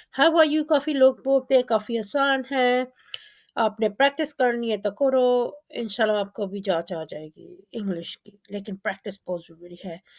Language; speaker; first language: Urdu; non-native, local second language; Punjabi